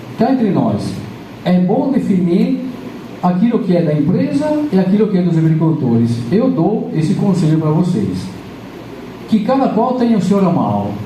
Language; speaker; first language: Portuguese; non-native, fluent; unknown